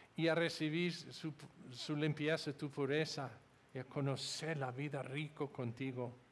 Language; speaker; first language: Spanish; non-native, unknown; English